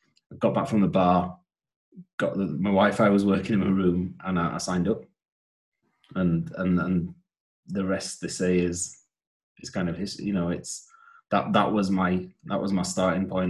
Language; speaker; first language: English; native; English